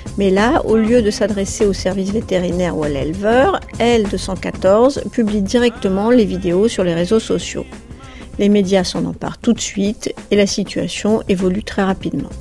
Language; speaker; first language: French; native; French